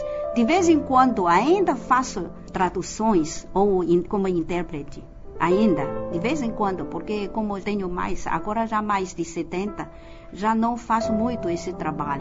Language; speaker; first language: Portuguese; non-native, fluent; Chinese